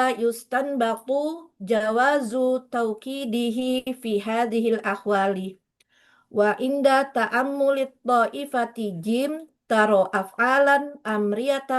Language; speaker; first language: Arabic; non-native, learner; Indonesian